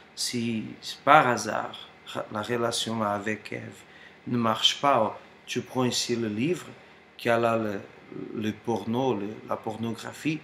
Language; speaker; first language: French; non-native, fluent; Portuguese